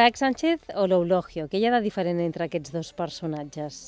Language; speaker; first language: Catalan; native; Catalan